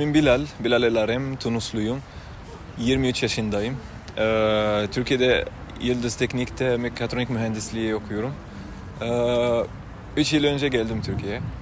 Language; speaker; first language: Turkish; non-native, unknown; Arabic